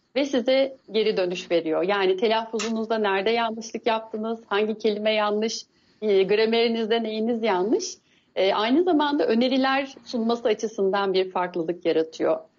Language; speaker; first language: Turkish; native; Turkish